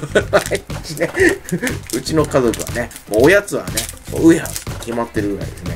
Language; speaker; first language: Japanese; native; Japanese